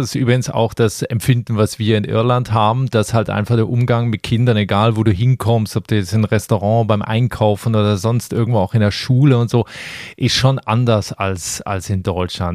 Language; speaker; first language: German; native; German